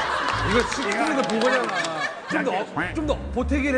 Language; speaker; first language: Korean; native; Korean